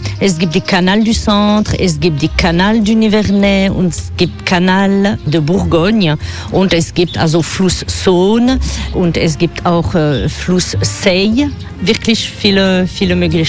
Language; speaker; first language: German; non-native, fluent; French